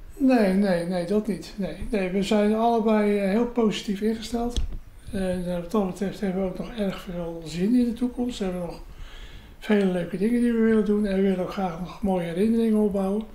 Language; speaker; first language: Dutch; native; Dutch